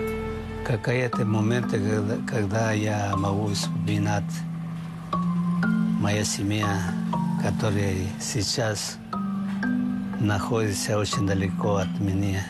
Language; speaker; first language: Russian; non-native, fluent; Chinese